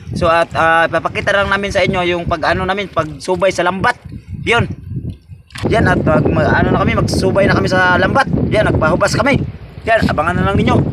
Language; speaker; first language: Filipino; non-native, local second language; Cebuano